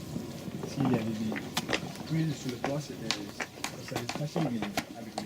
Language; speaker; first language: French; non-native, fluent; Nepali